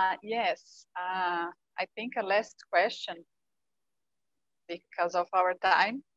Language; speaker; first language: English; non-native, fluent; Portuguese